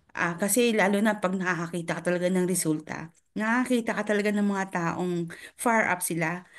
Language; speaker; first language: Filipino; native; Filipino